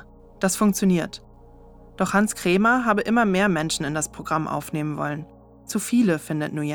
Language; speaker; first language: German; native; German